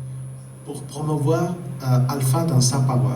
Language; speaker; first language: French; non-native, fluent; Spanish